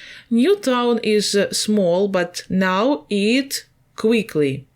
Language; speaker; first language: English; non-native, fluent; Ukrainian